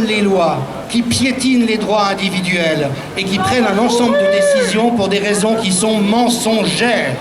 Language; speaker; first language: French; native; French